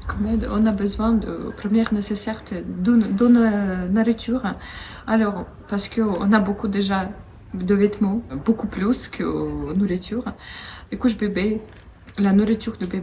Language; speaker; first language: French; non-native, fluent; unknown